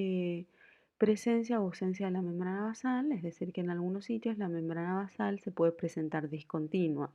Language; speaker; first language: Spanish; native; Spanish